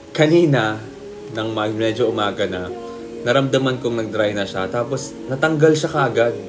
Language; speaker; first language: Filipino; native; Filipino